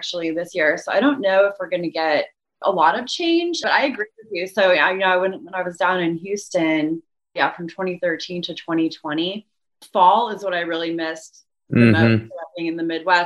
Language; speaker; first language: English; native; English